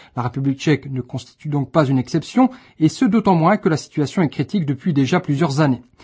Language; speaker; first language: French; native; French